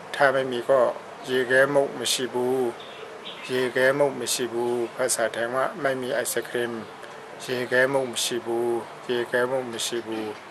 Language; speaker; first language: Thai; non-native, fluent; Burmese